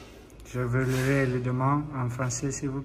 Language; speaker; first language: French; non-native, learner; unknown